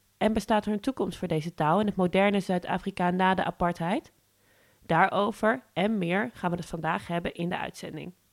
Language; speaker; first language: Dutch; native; Dutch